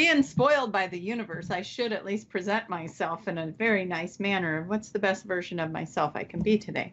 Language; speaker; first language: English; native; English